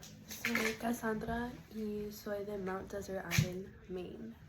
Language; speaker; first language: Spanish; non-native, learner; English